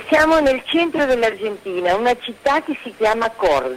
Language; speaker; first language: Italian; native; Italian